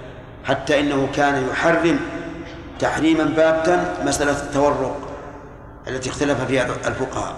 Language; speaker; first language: Arabic; native; Arabic